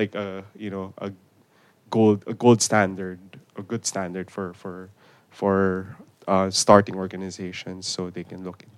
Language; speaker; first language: English; non-native, local second language; Filipino